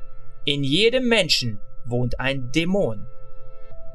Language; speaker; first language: German; native; German